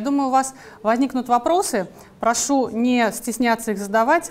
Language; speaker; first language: Russian; native; Russian